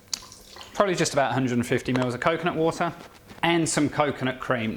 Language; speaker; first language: English; native; English